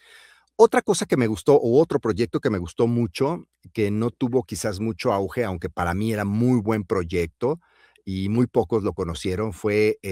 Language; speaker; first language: Spanish; native; Spanish